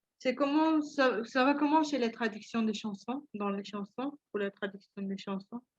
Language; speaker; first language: French; non-native, learner; Turkish